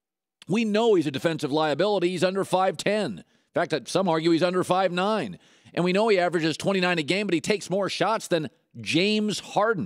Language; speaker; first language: English; native; English